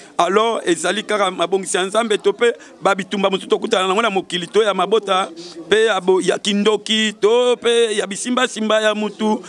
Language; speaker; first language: Lingala; native; Lingala